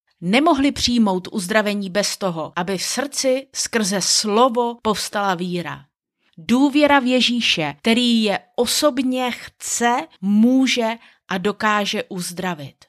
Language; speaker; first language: Czech; native; Czech